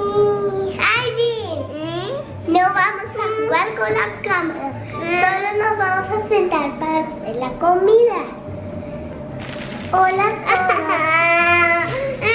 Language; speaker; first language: Spanish; early bilingual, heritage; Spanish